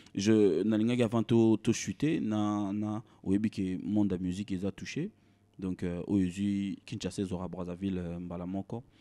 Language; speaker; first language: French; non-native, local second language; Lingala